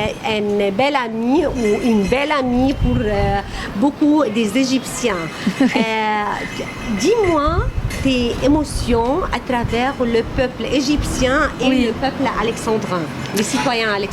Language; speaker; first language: French; non-native, fluent; Arabic